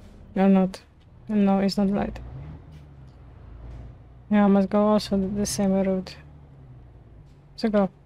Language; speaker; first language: English; non-native, learner; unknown